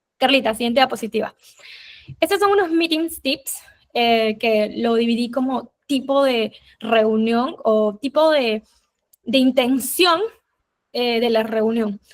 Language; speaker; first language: Spanish; native; Spanish